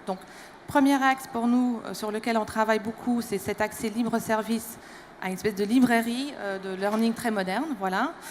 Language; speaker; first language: French; non-native, fluent; English